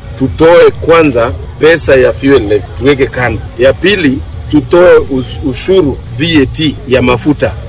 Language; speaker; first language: Swahili; non-native, local second language; Embu